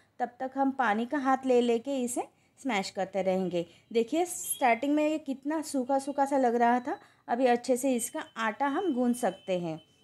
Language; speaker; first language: Hindi; non-native, local second language; Marathi